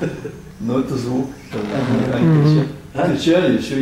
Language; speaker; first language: Russian; native; Russian